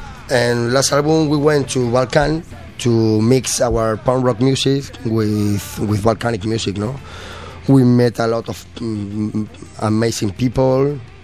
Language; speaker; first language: English; non-native, learner; Spanish